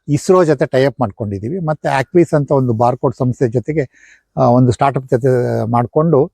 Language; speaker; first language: Kannada; native; Kannada